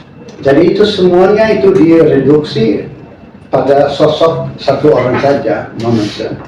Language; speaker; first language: Indonesian; non-native, fluent; German